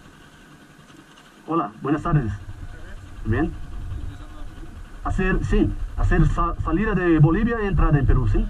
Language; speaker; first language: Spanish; non-native, learner; Portuguese